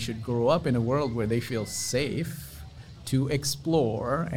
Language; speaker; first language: English; non-native, local second language; Sinhala